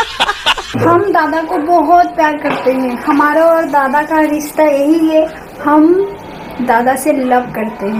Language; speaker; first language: Hindi; non-native, local second language; Bangla